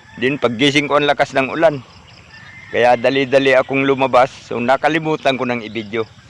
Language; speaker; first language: Filipino; non-native, local second language; Cebuano